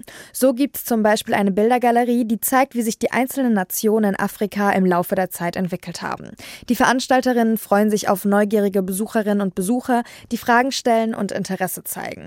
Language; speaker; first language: German; native; German